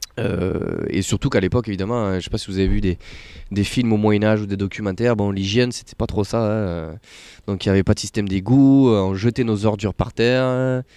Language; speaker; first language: French; native; French